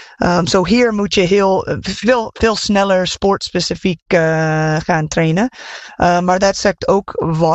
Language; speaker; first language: Dutch; non-native, fluent; English